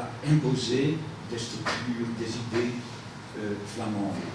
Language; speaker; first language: French; non-native, fluent; Dutch